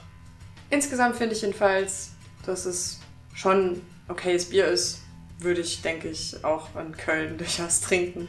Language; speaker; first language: German; native; German